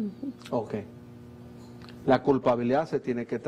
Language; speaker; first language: Spanish; native; Spanish